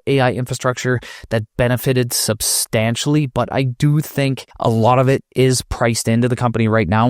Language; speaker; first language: English; native; English